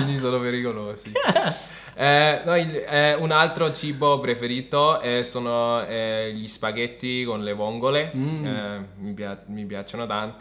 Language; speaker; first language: Italian; non-native, fluent; German